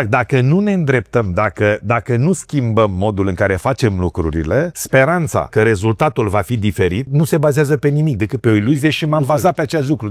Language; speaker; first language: Romanian; native; Romanian